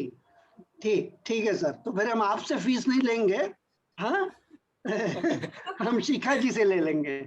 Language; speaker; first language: Hindi; native; Hindi